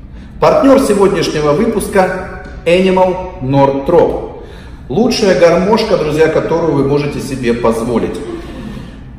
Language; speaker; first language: Russian; native; Russian